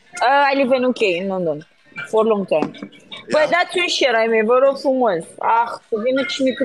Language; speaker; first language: English; non-native, learner; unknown